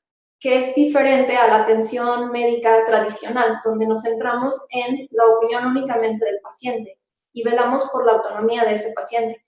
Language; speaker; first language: Spanish; native; Spanish